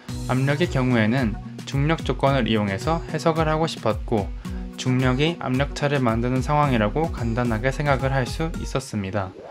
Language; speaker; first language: Korean; native; Korean